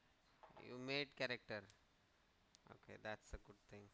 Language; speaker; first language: English; non-native, local second language; Hindi